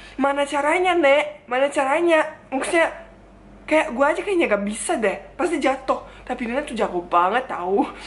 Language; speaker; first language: Indonesian; non-native, fluent; Bosnian